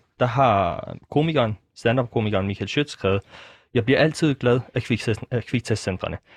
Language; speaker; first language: Danish; early bilingual, other home language; Arabic